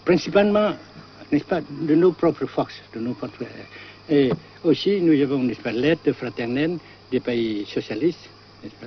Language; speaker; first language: French; non-native, local second language; Vietnamese